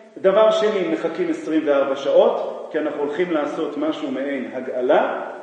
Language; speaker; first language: Hebrew; native; Hebrew